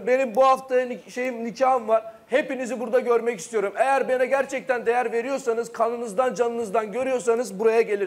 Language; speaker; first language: Turkish; native; Turkish